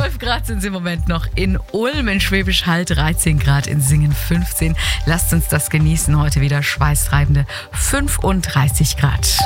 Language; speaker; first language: German; native; German